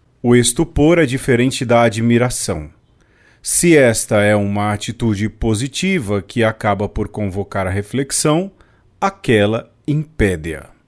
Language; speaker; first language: Portuguese; native; Portuguese